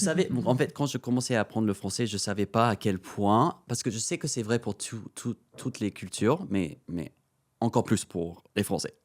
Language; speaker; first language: French; non-native, fluent; English